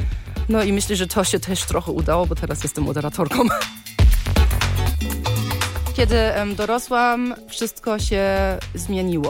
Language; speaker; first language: Polish; early bilingual, heritage; Polish